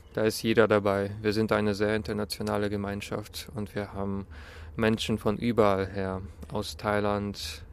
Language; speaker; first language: German; early bilingual, other home language; Russian